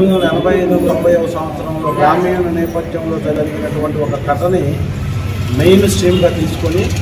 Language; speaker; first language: Telugu; native; Telugu